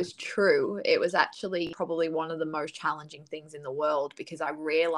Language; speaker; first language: English; native; English